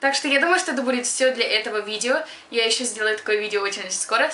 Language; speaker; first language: Russian; early bilingual, other home language; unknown